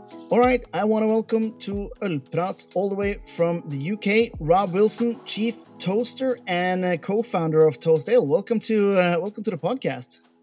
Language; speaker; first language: English; non-native, fluent; Norwegian